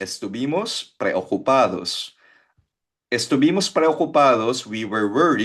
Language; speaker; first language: Spanish; non-native, fluent; Filipino